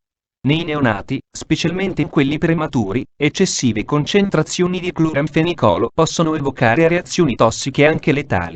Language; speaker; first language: Italian; native; Italian